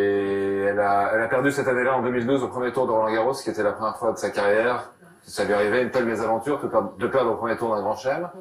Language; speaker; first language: French; native; French